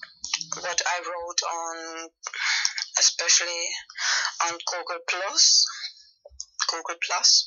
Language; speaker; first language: English; non-native, fluent; Spanish